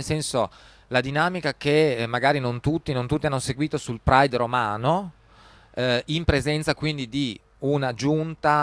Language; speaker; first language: Italian; native; Italian